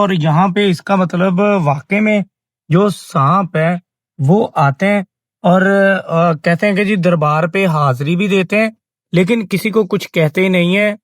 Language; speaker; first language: Urdu; non-native, local second language; Punjabi